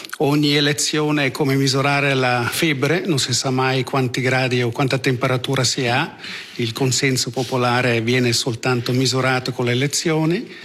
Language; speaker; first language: Italian; native; Italian